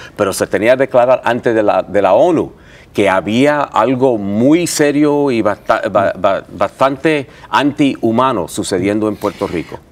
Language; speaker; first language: Spanish; early bilingual, heritage; Spanish